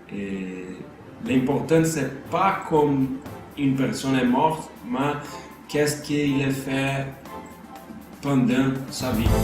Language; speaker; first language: French; non-native, learner; Portuguese